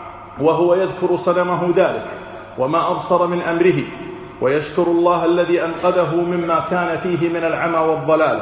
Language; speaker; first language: Arabic; native; Arabic